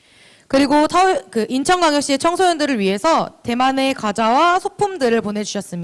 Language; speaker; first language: Korean; native; Korean